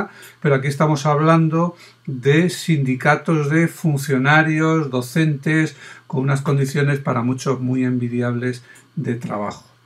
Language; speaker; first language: Spanish; native; Spanish